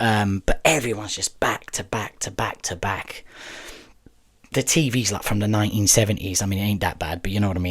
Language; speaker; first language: English; native; English